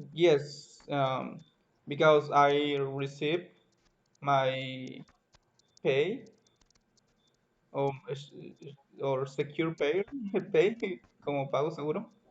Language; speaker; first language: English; non-native, learner; Spanish